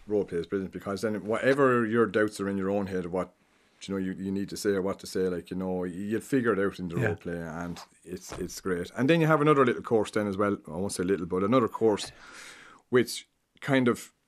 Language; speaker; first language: English; native; English